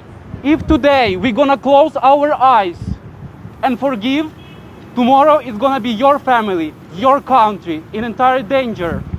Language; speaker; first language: English; non-native, fluent; Ukrainian